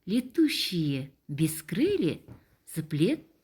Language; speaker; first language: Russian; non-native, local second language; Kazakh